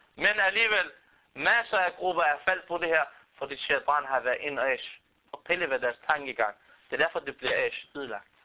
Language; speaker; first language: Danish; non-native, fluent; Arabic